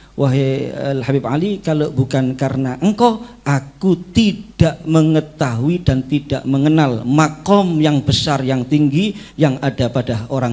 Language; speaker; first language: Indonesian; native; Indonesian